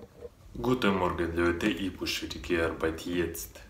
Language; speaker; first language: German; non-native, learner; Russian